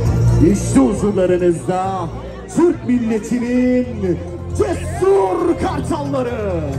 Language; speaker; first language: Turkish; native; Turkish